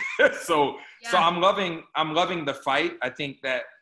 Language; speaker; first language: English; native; English